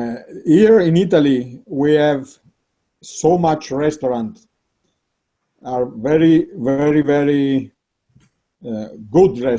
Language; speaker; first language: English; non-native, learner; Italian